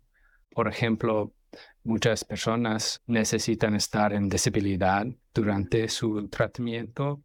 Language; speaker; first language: Spanish; non-native, fluent; English